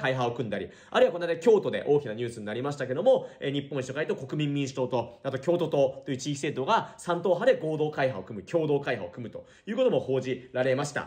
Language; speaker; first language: Japanese; native; Japanese